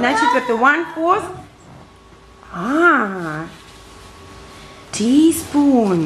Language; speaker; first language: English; non-native, fluent; Russian